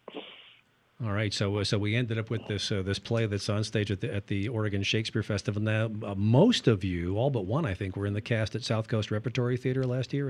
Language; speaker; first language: English; native; English